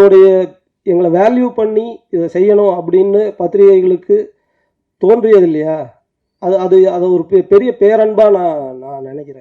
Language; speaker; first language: Tamil; native; Tamil